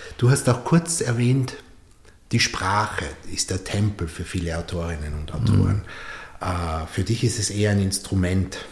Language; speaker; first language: German; native; German